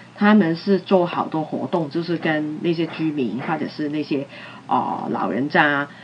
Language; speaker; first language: Chinese; non-native, local second language; Cantonese